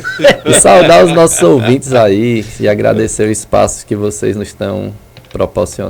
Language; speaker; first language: Portuguese; native; Portuguese